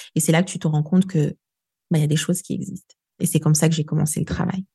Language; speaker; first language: French; non-native, local second language; Lingala